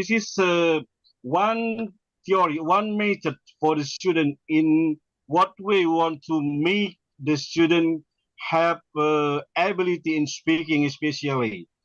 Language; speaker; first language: English; non-native, learner; Indonesian